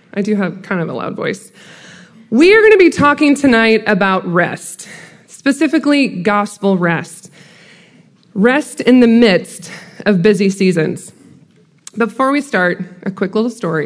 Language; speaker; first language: English; native; English